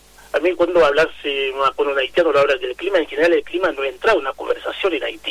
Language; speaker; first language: Spanish; non-native, fluent; Haitian Creole